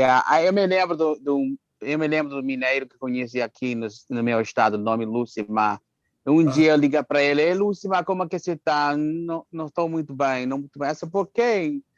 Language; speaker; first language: Portuguese; non-native, fluent; English